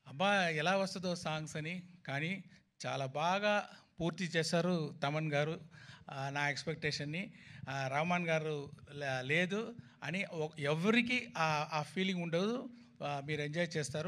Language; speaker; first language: Telugu; non-native, learner; Tamil